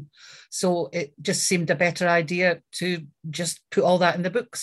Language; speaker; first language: English; native; English